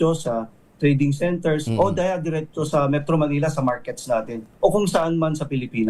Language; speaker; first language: Filipino; native; Filipino